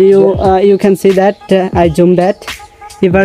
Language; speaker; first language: English; non-native, learner; Bangla